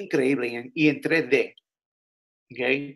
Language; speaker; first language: Spanish; early bilingual, other home language; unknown